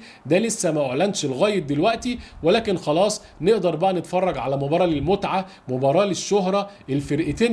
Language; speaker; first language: Arabic; native; Arabic